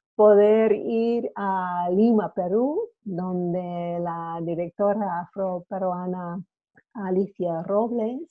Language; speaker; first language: Spanish; non-native, fluent; English